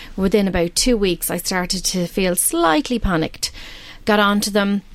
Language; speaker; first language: English; native; English